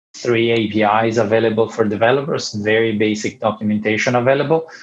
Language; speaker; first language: English; non-native, fluent; Italian